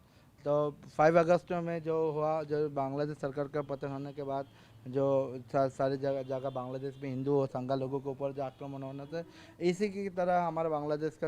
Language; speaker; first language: Hindi; non-native, fluent; Bangla